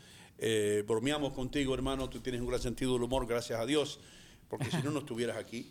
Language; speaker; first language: Spanish; native; Spanish